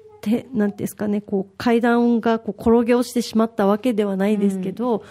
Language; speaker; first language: Japanese; native; Japanese